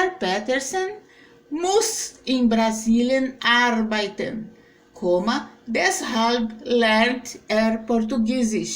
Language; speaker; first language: German; non-native, fluent; Portuguese